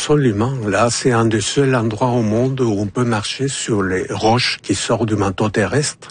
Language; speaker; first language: French; non-native, fluent; Spanish